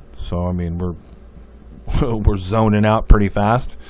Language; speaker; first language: English; native; English